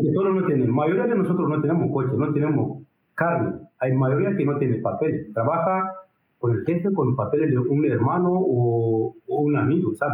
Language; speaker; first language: Spanish; non-native, learner; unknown